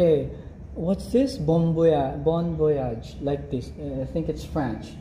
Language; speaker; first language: English; non-native, fluent; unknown